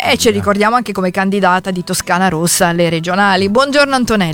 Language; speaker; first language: Italian; native; Italian